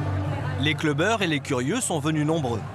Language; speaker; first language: French; native; French